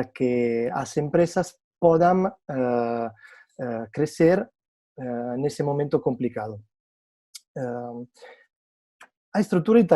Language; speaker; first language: Portuguese; non-native, fluent; Italian